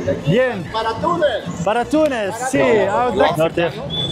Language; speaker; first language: Spanish; non-native, learner; Arabic